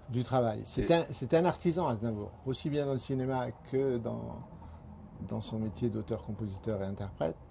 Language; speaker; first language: French; early bilingual, other home language; Spanish